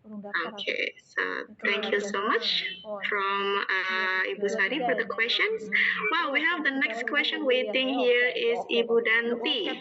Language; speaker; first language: English; non-native, fluent; Indonesian